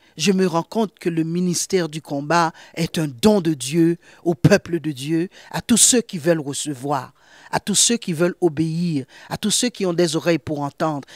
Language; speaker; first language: French; non-native, local second language; Haitian Creole